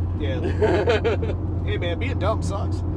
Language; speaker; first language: English; native; English